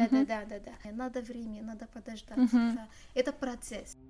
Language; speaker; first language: Russian; non-native, learner; Arabic